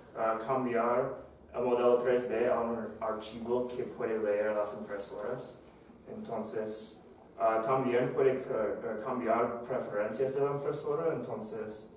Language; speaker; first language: Spanish; non-native, fluent; English